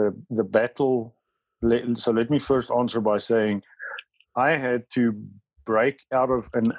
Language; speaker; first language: English; non-native, local second language; Afrikaans